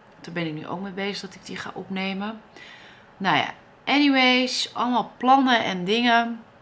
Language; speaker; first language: Dutch; native; Dutch